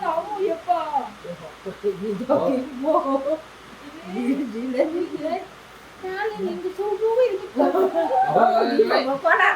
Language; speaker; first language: Korean; non-native, learner; Vietnamese